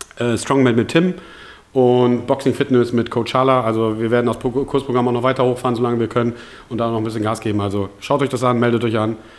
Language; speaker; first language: German; native; German